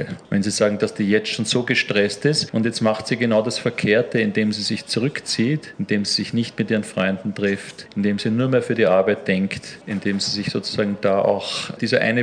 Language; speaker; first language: German; native; German